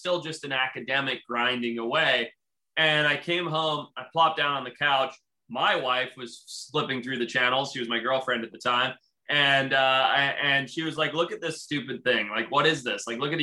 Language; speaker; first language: English; native; English